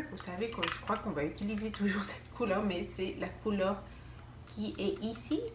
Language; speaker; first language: French; non-native, fluent; Spanish